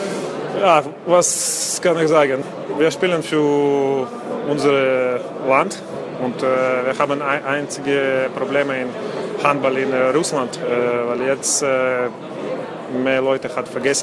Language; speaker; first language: German; non-native, learner; Russian